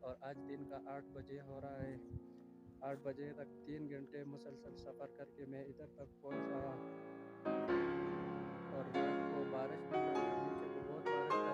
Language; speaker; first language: Hindi; non-native, local second language; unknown